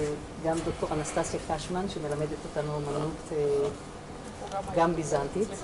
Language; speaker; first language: Hebrew; native; Hebrew